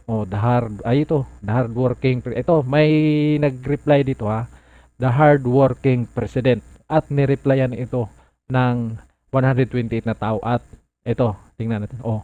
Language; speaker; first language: Filipino; non-native, local second language; Cebuano